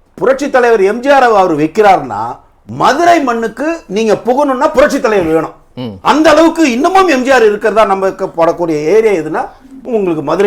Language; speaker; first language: Tamil; native; Tamil